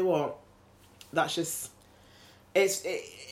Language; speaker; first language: English; native; English